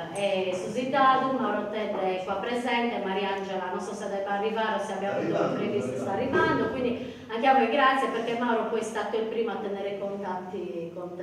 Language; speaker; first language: Italian; native; Italian